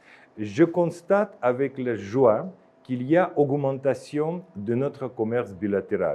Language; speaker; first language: French; non-native, fluent; Russian